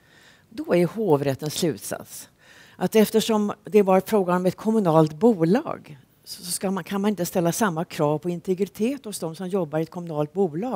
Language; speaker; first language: Swedish; native; Swedish